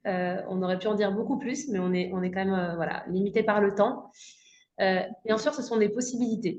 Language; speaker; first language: French; native; French